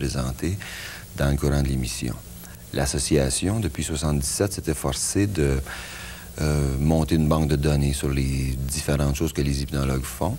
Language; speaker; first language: French; native; French